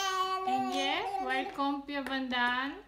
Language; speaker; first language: Dutch; non-native, learner; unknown